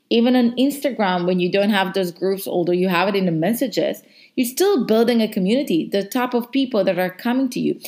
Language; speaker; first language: English; non-native, fluent; Hebrew